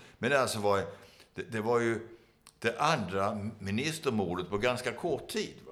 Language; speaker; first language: Swedish; native; Swedish